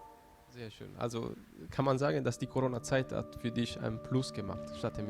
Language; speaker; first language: German; non-native, fluent; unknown